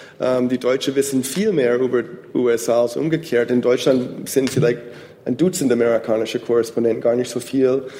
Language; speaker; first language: German; non-native, fluent; English